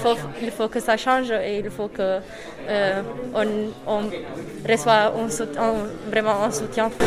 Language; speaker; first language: French; non-native, fluent; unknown